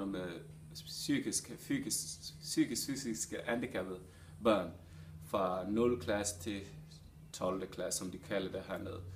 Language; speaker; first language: Danish; non-native, fluent; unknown